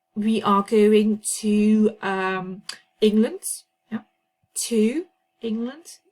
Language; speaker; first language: English; non-native, fluent; Dutch